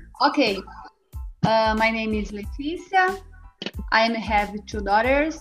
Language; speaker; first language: English; non-native, learner; Portuguese